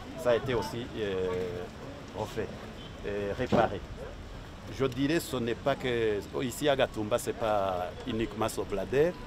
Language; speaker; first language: French; non-native, local second language; Rundi